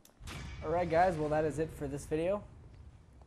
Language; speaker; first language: English; native; English